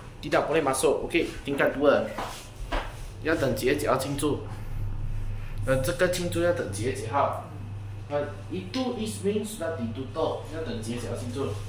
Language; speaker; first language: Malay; non-native, local second language; Chinese